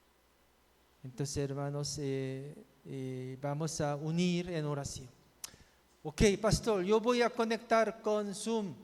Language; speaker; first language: Spanish; non-native, fluent; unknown